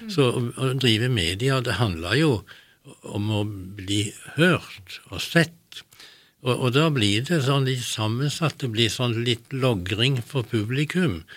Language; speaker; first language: Norwegian; native; Norwegian